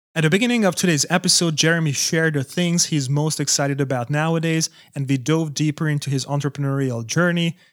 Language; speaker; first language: English; non-native, fluent; Hungarian